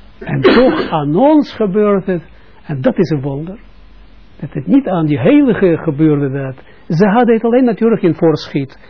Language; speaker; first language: Dutch; non-native, fluent; Russian